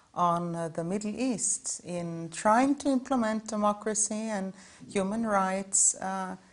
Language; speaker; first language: English; non-native, fluent; Norwegian